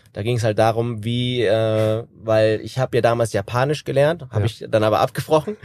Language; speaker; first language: German; native; German